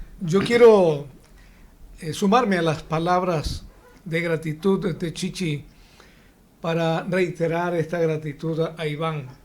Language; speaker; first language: Spanish; native; Spanish